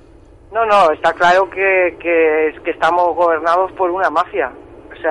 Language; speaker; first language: Spanish; native; Spanish